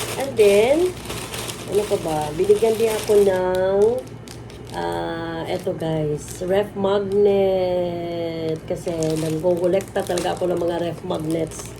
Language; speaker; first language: Filipino; non-native, local second language; Cebuano